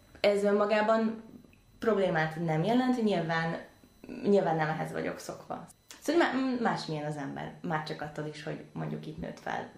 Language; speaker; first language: Hungarian; native; Hungarian